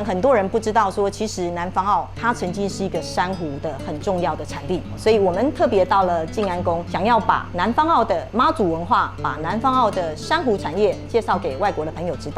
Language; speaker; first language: Chinese; native; Chinese